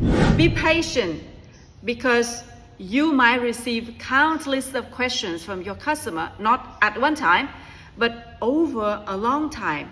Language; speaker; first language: English; non-native, fluent; Vietnamese